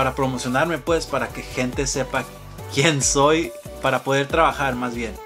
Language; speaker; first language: Spanish; early bilingual, heritage; Spanish